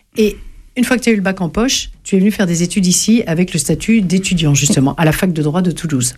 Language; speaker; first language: French; native; French